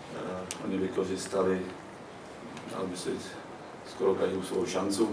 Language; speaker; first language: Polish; non-native, learner; Czech